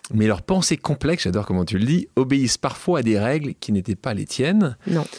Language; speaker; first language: French; native; French